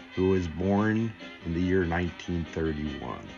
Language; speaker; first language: English; native; English